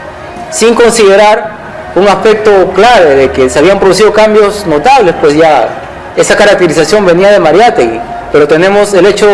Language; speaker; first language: Spanish; native; Spanish